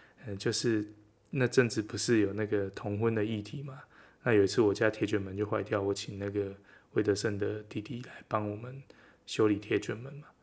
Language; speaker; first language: Chinese; native; Chinese